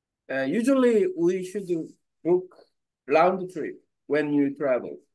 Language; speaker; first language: English; non-native, learner; Korean